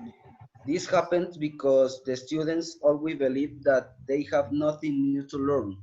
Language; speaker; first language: English; non-native, learner; Spanish